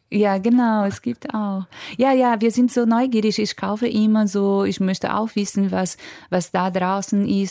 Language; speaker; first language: German; non-native, fluent; Portuguese